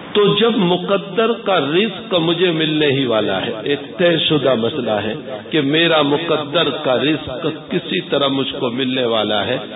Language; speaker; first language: Urdu; non-native, local second language; Gujarati